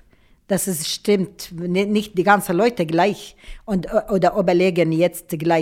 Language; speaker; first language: German; non-native, local second language; Arabic